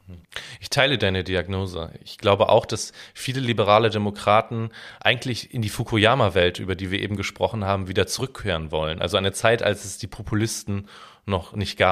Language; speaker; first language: German; native; German